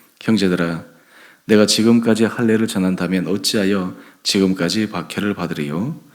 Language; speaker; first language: Korean; native; Korean